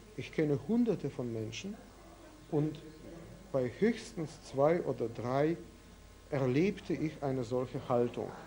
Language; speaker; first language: German; non-native, fluent; Russian